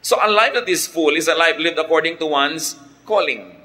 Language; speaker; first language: English; non-native, local second language; Filipino